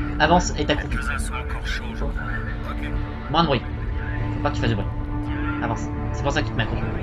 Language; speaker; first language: French; native; French